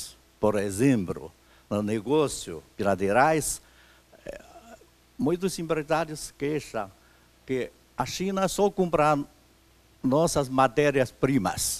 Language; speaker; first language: Portuguese; non-native, fluent; Chinese